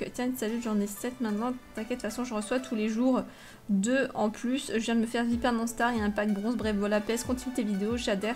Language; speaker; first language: French; native; French